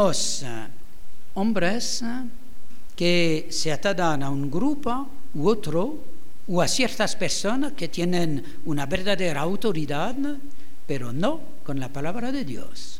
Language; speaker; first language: Spanish; non-native, fluent; French